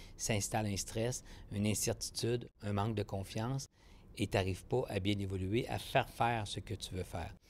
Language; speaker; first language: French; native; French